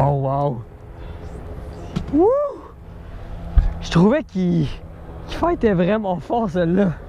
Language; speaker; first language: French; native; French